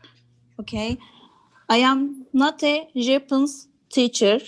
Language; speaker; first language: English; non-native, learner; Turkish